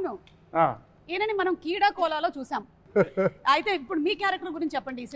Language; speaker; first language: Telugu; native; Telugu